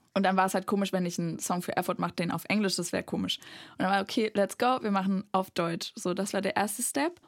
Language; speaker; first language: German; native; German